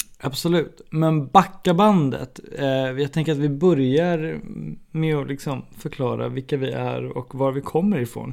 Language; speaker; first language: Swedish; native; Swedish